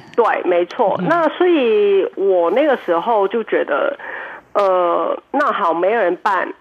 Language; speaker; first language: Chinese; non-native, local second language; Cantonese